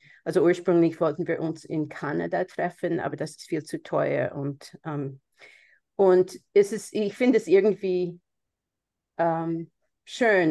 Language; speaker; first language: German; non-native, fluent; English